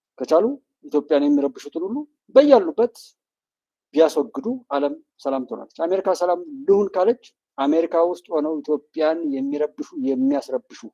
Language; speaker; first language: Amharic; native; Amharic